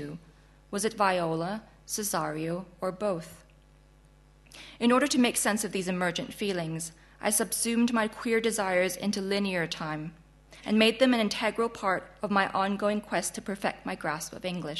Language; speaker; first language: English; non-native, local second language; Chinese